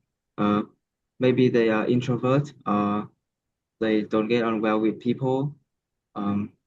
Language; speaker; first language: English; non-native, learner; Vietnamese